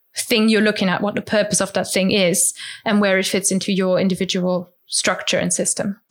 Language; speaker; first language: English; non-native, fluent; German